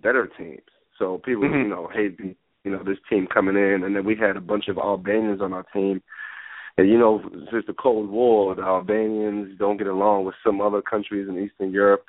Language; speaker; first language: English; non-native, local second language; Yoruba